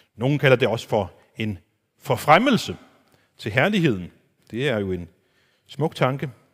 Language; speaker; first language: Danish; non-native, local second language; Faroese